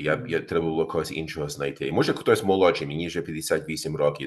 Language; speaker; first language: Ukrainian; early bilingual, heritage; Ukrainian